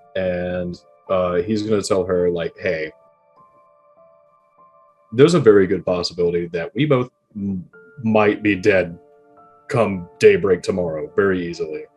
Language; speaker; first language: English; native; English